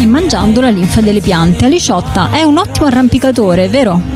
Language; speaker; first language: Italian; native; Italian